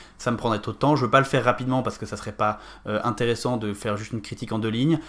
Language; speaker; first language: French; native; French